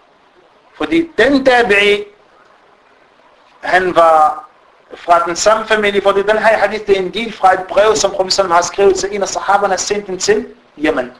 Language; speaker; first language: Danish; non-native, fluent; Arabic